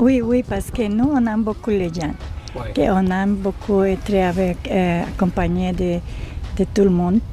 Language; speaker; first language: French; non-native, learner; Spanish